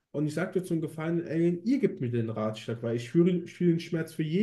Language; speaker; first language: German; native; German